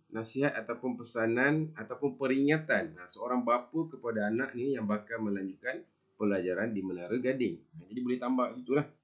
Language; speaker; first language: Malay; native; Malay